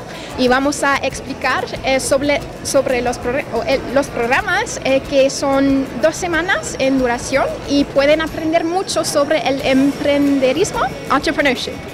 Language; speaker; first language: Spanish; non-native, fluent; English